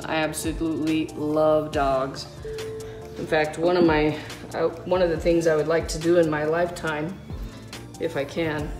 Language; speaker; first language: English; native; English